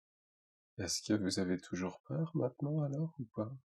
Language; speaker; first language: French; native; French